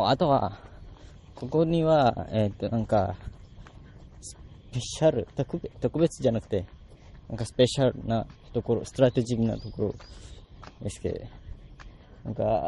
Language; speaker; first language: Japanese; non-native, learner; Malay